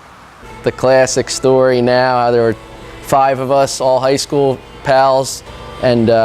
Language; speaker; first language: English; native; English